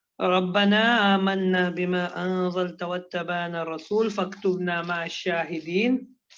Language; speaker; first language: Arabic; non-native, fluent; Urdu